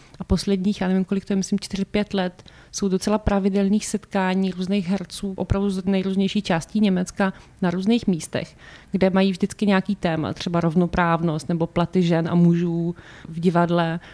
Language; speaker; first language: Czech; native; Czech